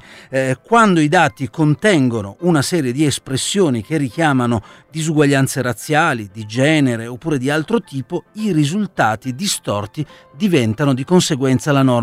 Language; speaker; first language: Italian; native; Italian